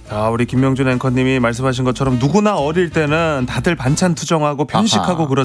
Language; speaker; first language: Korean; native; Korean